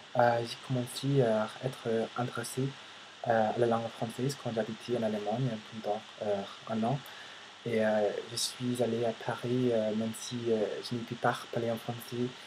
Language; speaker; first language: French; non-native, learner; English